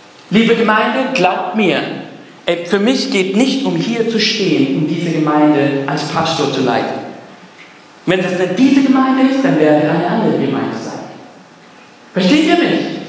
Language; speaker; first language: German; non-native, fluent; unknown